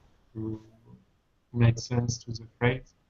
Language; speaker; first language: English; non-native, learner; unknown